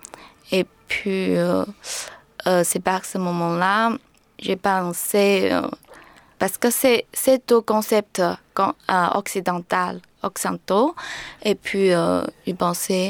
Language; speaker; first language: French; non-native, learner; Chinese